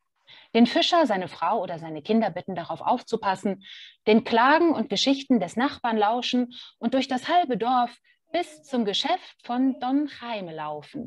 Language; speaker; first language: German; native; German